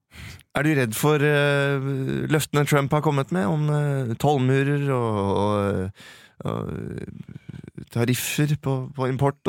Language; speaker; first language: Norwegian; native; Norwegian